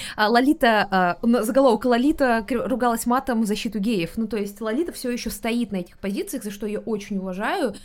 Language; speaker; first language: Russian; native; Russian